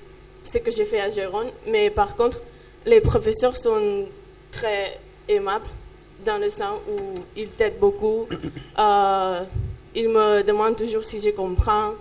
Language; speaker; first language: French; non-native, fluent; Catalan